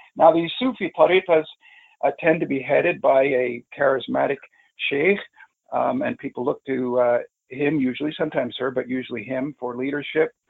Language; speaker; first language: English; native; English